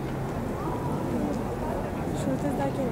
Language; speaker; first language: French; non-native, fluent; Spanish